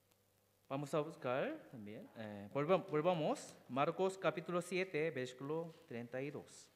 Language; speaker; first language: Spanish; non-native, learner; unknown